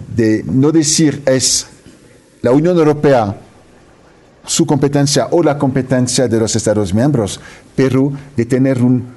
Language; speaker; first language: Spanish; non-native, fluent; French